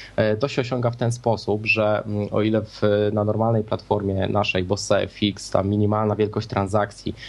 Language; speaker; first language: Polish; native; Polish